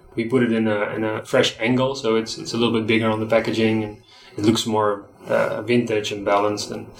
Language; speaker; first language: English; non-native, fluent; Dutch